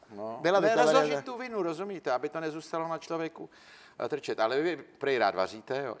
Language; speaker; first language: Czech; native; Czech